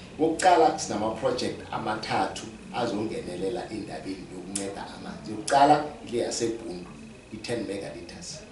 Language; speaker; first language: Zulu; non-native, local second language; Northern Sotho